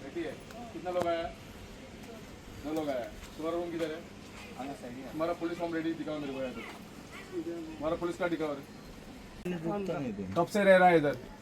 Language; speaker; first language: Hindi; non-native, local second language; Konkani